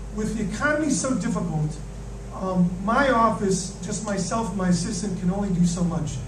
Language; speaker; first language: English; native; English